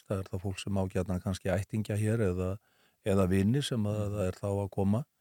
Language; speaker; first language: Icelandic; native; Icelandic